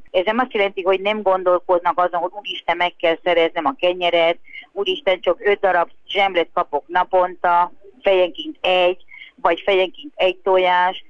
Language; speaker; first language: Hungarian; non-native, fluent; Spanish